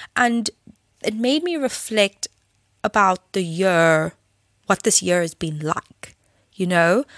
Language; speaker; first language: English; native; English